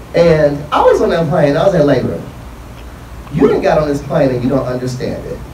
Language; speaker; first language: English; native; English